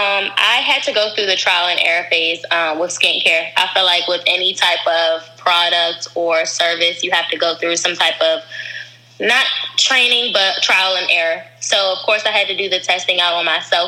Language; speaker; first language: English; native; English